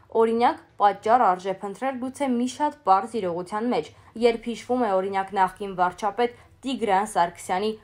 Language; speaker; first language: Armenian; native; Armenian